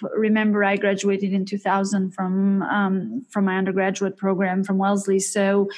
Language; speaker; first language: English; early bilingual, other home language; Albanian